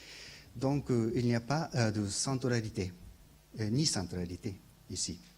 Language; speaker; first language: French; non-native, learner; Japanese